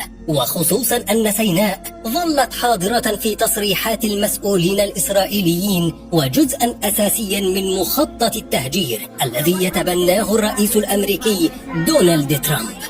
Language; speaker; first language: Arabic; native; Arabic